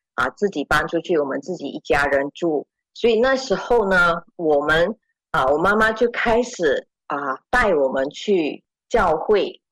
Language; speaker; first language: Chinese; native; Chinese